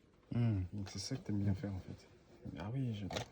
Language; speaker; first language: French; native; French